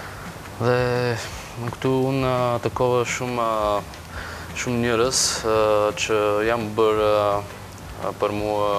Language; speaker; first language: Albanian; non-native, learner; Bulgarian